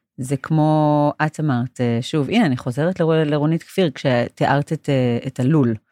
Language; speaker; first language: Hebrew; non-native, fluent; English